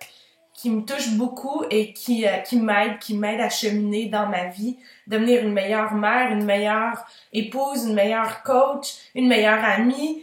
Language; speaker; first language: French; native; French